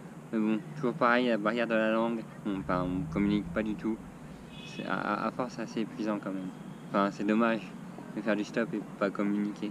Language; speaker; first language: French; native; French